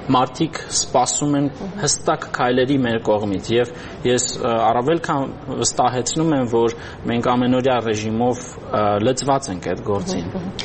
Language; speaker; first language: Armenian; native; Armenian